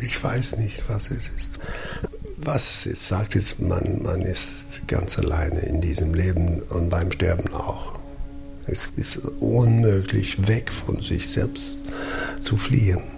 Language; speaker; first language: German; non-native, fluent; English